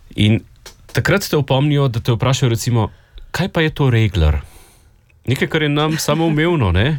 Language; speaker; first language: Slovenian; native; Slovenian